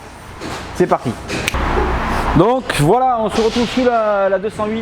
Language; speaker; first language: French; native; French